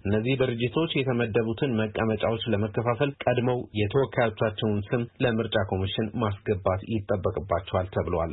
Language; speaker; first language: Amharic; non-native, local second language; Tigrinya